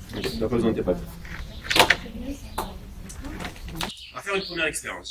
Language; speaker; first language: French; native; French